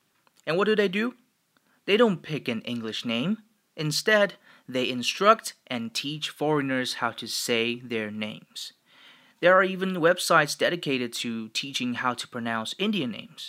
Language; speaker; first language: English; non-native, fluent; Chinese